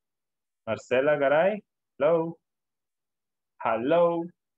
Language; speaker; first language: English; non-native, learner; Spanish